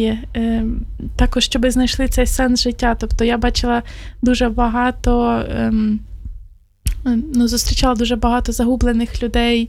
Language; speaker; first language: Ukrainian; native; Ukrainian